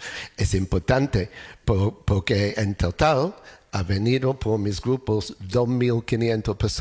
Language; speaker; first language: Spanish; non-native, learner; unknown